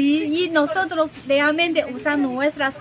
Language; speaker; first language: Spanish; non-native, learner; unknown